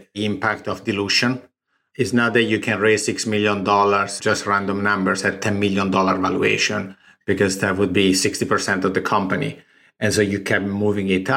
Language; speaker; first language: English; non-native, fluent; Italian